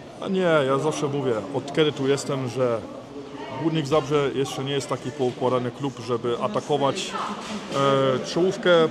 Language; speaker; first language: Polish; early bilingual, heritage; Polish